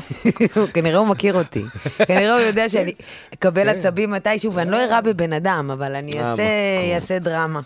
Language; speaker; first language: Hebrew; native; Hebrew